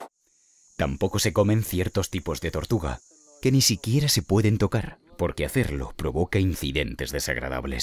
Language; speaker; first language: Spanish; native; Spanish